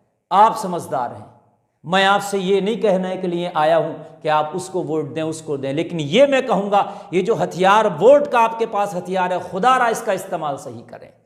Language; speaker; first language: Urdu; native; Urdu